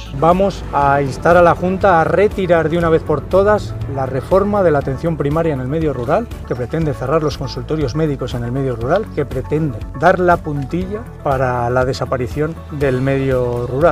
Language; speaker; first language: Spanish; native; Spanish